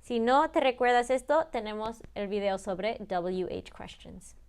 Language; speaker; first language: Spanish; early bilingual, heritage; Spanish